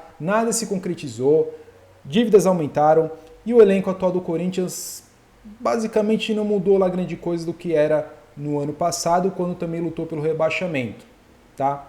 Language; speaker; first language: Portuguese; native; Portuguese